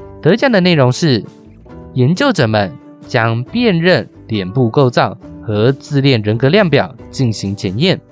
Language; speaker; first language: Chinese; native; Chinese